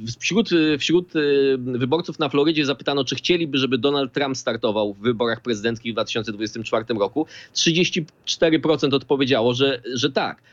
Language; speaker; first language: Polish; native; Polish